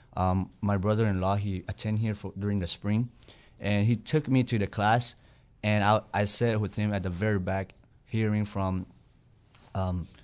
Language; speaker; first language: English; non-native, fluent; Burmese